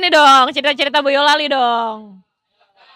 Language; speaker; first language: Indonesian; native; Indonesian